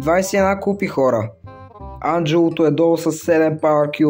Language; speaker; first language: Bulgarian; native; Bulgarian